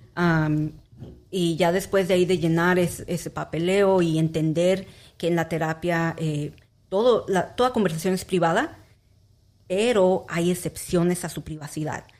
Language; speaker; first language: Spanish; early bilingual, heritage; Spanish